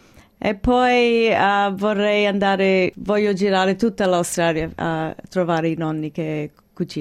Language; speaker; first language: Italian; early bilingual, heritage; English